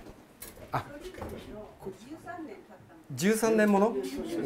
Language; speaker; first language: Japanese; native; Japanese